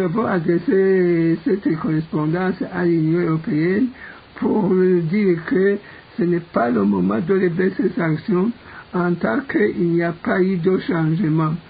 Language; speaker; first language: French; non-native, local second language; Rundi